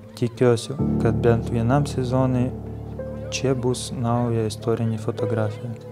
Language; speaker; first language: Lithuanian; non-native, learner; Ukrainian